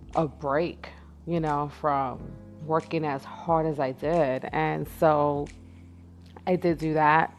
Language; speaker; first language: English; native; English